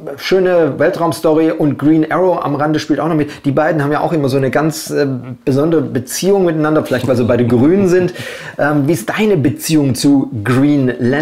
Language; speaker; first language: German; native; German